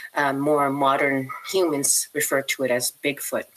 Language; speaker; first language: English; native; English